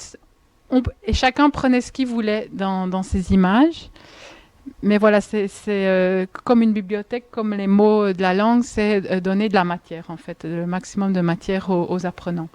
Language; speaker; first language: French; native; French